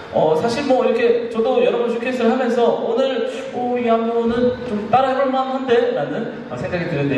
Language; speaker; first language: Korean; native; Korean